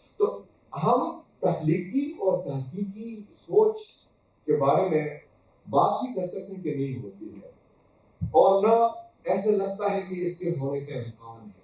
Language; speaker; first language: Urdu; non-native, local second language; Pashto